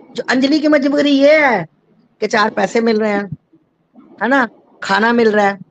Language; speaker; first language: Hindi; native; Hindi